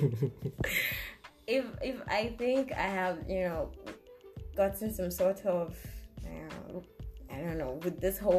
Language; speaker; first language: English; non-native, local second language; Igbo